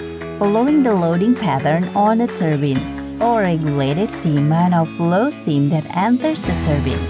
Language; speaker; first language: English; non-native, fluent; Indonesian